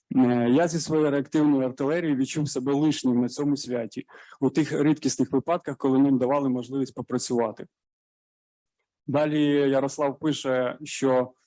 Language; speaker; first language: Ukrainian; native; Ukrainian